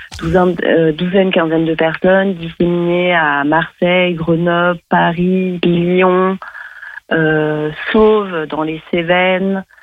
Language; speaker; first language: French; native; French